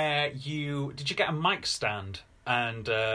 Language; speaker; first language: English; native; English